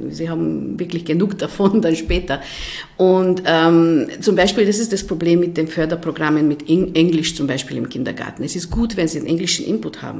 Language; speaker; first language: German; non-native, fluent; Hungarian